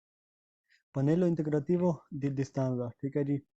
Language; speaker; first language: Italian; non-native, fluent; Urdu